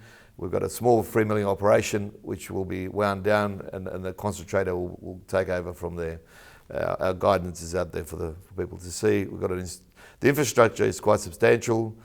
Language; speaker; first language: English; native; English